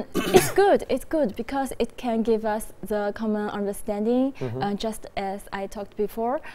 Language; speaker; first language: English; non-native, fluent; Chinese